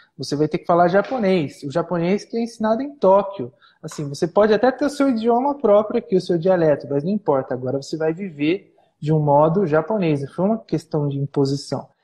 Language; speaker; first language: Portuguese; native; Portuguese